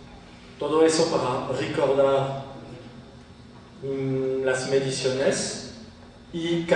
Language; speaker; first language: Spanish; non-native, fluent; French